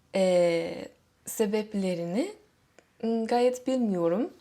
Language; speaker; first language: Turkish; non-native, fluent; English